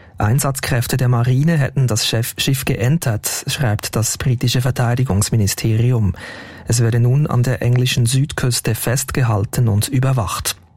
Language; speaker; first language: German; native; German